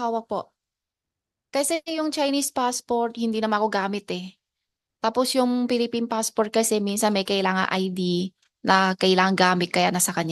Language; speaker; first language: Filipino; non-native, learner; Chinese